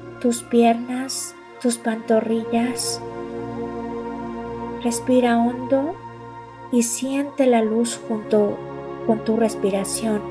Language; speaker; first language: Spanish; native; Spanish